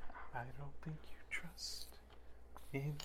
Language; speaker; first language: English; native; English